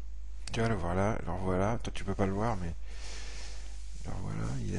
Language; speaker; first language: French; native; French